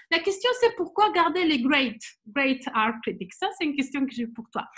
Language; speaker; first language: French; non-native, fluent; Spanish